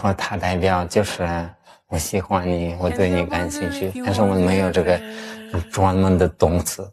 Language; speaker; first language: Chinese; non-native, fluent; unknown